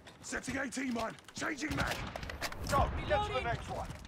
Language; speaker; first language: English; native; English